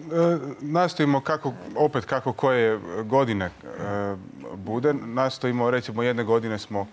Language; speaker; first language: Croatian; native; Croatian